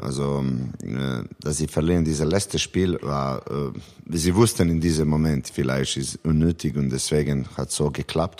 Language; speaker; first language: German; non-native, learner; Serbian